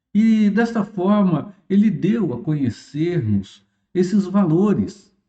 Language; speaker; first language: Portuguese; native; Portuguese